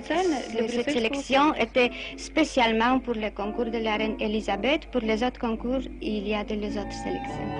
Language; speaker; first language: French; non-native, fluent; Russian